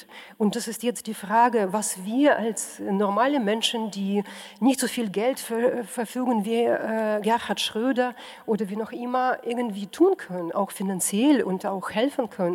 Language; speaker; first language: German; non-native, fluent; Russian